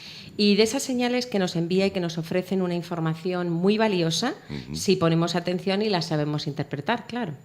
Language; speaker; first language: Spanish; native; Spanish